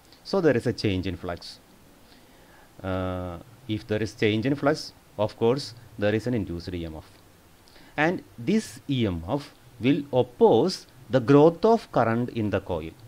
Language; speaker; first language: English; non-native, local second language; Malayalam